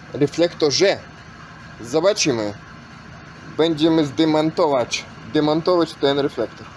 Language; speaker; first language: Polish; non-native, learner; Ukrainian